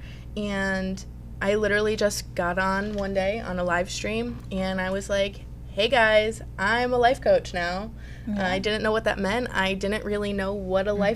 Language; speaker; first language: English; native; English